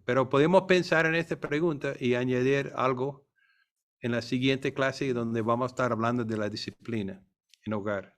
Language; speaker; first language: Spanish; non-native, fluent; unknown